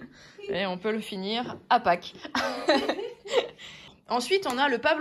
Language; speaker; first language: French; native; French